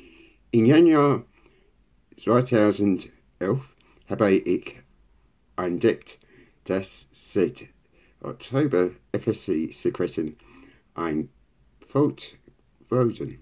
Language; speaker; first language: German; non-native, learner; English